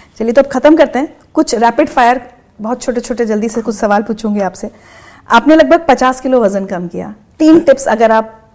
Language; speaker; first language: Hindi; native; Hindi